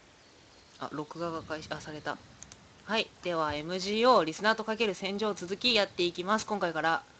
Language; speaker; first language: Japanese; native; Japanese